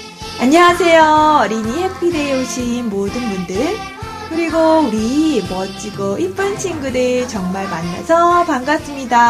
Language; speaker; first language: Korean; native; Korean